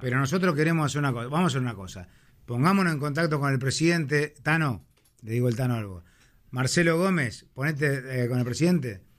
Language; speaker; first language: Spanish; native; Spanish